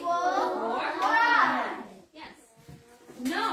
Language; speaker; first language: English; non-native, fluent; Korean